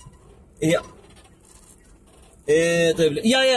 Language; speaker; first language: Swedish; non-native, learner; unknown